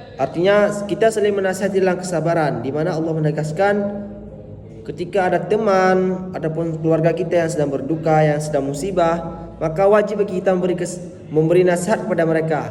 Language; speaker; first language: Malay; non-native, local second language; Achinese